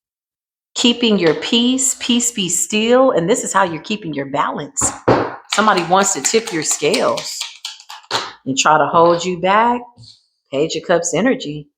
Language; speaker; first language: English; native; English